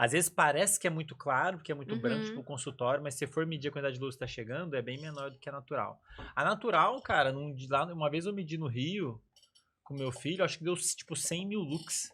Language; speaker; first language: Portuguese; native; Portuguese